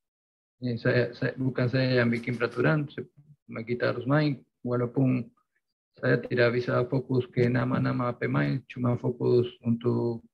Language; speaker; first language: Indonesian; non-native, fluent; Spanish